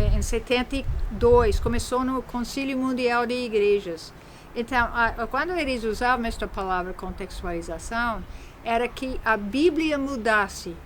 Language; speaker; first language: Portuguese; non-native, fluent; English